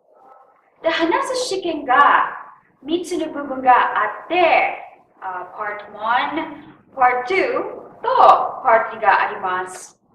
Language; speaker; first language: Japanese; non-native, learner; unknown